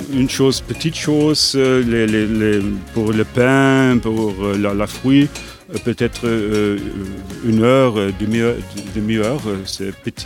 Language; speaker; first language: French; non-native, learner; German